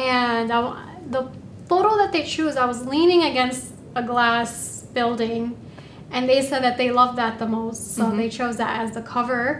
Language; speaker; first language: English; native; English